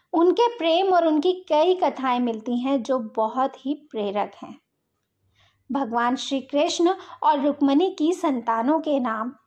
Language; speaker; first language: Hindi; native; Hindi